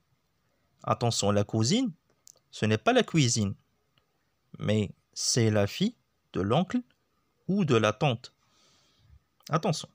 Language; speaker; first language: French; non-native, local second language; Arabic